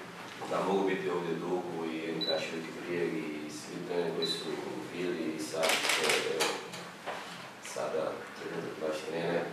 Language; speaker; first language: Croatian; non-native, fluent; Portuguese